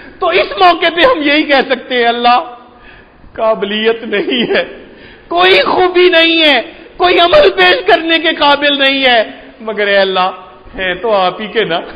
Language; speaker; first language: Urdu; non-native, local second language; Punjabi